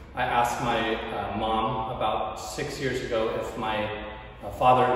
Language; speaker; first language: English; native; English